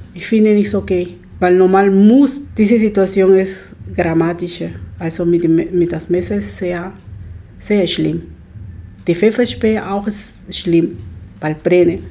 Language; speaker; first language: German; non-native, learner; Spanish